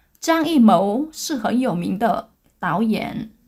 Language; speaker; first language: Chinese; non-native, learner; Vietnamese